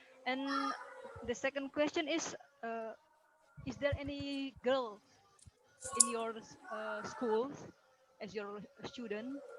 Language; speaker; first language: English; non-native, learner; Indonesian